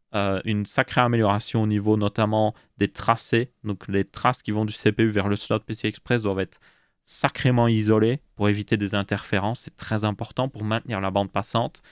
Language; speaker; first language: French; native; French